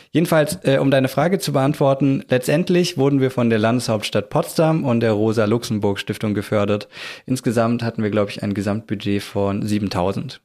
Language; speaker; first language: German; native; German